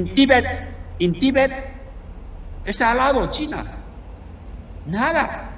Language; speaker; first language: Spanish; non-native, learner; Tibetan